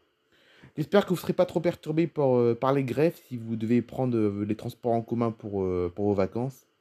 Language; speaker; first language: French; native; French